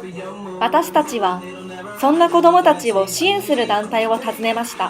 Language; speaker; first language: Japanese; native; Japanese